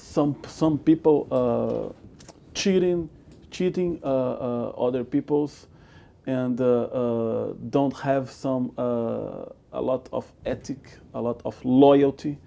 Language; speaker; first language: English; non-native, learner; Portuguese